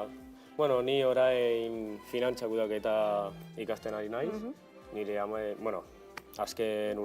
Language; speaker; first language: Basque; non-native, local second language; Spanish